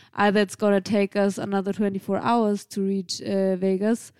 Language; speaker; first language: English; non-native, fluent; German